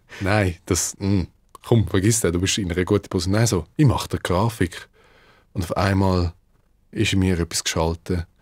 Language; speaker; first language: German; early bilingual, other home language; Dutch